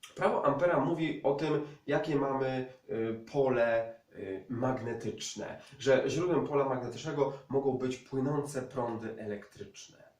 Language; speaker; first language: Polish; native; Polish